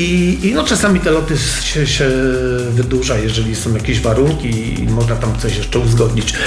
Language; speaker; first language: Polish; native; Polish